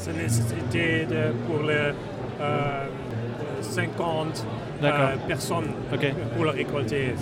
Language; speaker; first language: French; non-native, learner; German